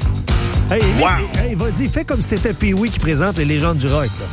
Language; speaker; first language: French; native; French